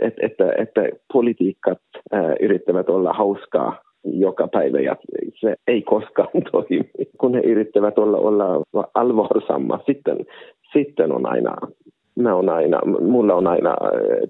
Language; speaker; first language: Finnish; non-native, local second language; Swedish